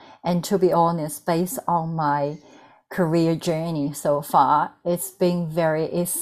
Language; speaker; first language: English; non-native, fluent; Chinese